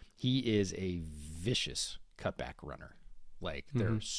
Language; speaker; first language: English; native; English